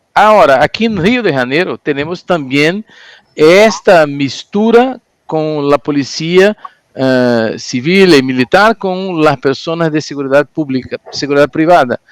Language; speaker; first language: Spanish; non-native, learner; Portuguese